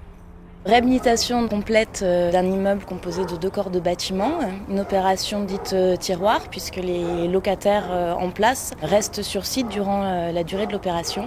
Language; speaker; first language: French; native; French